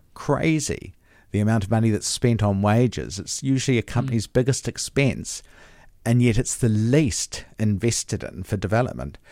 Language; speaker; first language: English; native; English